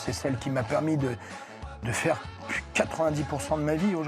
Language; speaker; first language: French; native; French